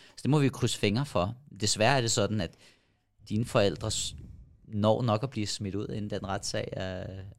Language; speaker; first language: Danish; early bilingual, other home language; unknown